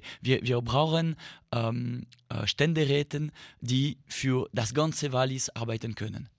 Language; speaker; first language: German; non-native, learner; French